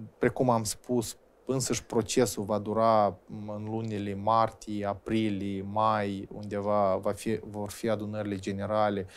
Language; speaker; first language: Romanian; native; Romanian